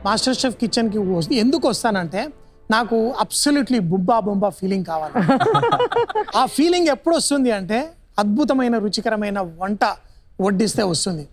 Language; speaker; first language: Telugu; native; Telugu